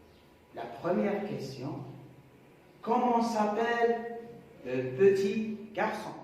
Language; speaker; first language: French; non-native, local second language; Arabic